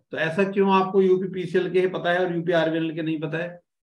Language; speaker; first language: Hindi; native; Hindi